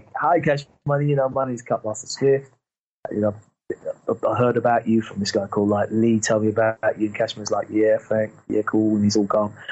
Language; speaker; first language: English; native; English